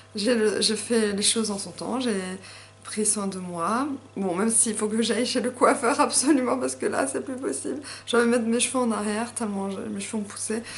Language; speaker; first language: French; native; French